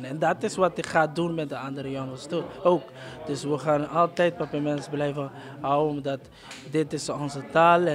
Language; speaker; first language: Dutch; non-native, local second language; Papiamento